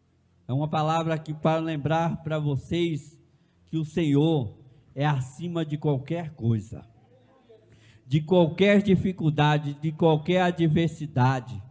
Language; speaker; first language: Portuguese; native; Portuguese